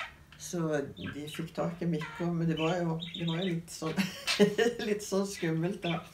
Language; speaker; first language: Norwegian; native; Norwegian